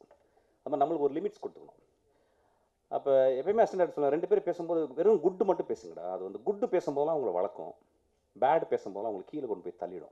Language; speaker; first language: Tamil; native; Tamil